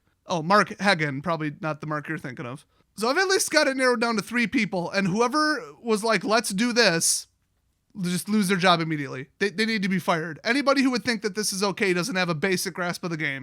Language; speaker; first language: English; native; English